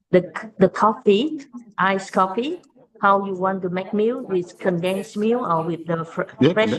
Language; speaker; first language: English; non-native, learner; Vietnamese